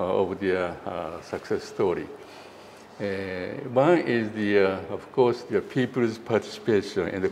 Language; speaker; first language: English; non-native, learner; Japanese